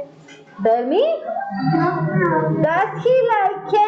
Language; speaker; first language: English; non-native, learner; Spanish